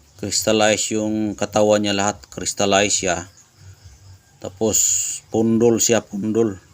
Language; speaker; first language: Filipino; non-native, local second language; Cebuano